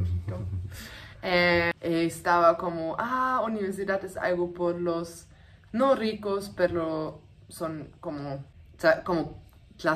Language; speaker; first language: Spanish; non-native, fluent; German